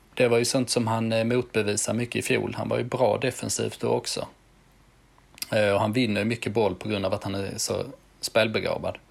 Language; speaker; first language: Swedish; native; Swedish